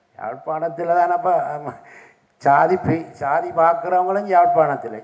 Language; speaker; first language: Tamil; native; Tamil